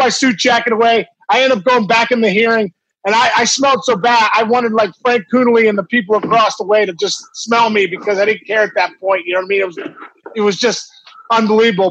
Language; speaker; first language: English; native; English